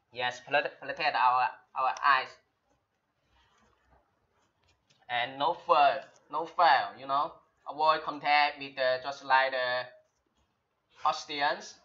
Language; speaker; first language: English; non-native, learner; Chinese